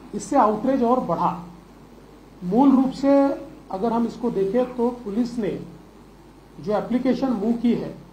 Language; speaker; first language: Hindi; non-native, local second language; Marathi